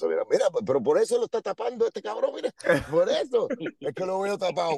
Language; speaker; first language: Spanish; native; Spanish